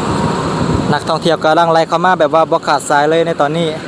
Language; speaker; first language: Thai; non-native, local second language; Northeastern Thai